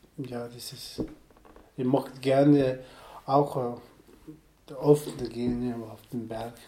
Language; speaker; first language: German; non-native, learner; Sherpa